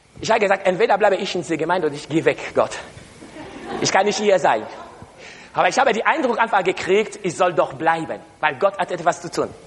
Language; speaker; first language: German; non-native, learner; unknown